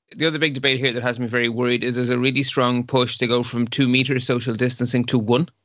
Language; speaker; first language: English; non-native, fluent; Dutch